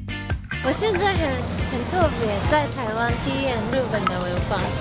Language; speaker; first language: Chinese; non-native, fluent; Japanese